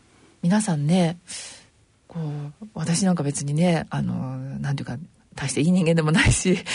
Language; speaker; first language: Japanese; native; Japanese